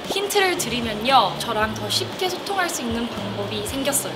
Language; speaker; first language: Korean; early bilingual, heritage; Korean